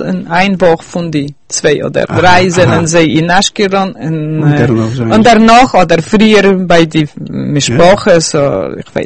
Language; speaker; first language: German; early bilingual, heritage; Yiddish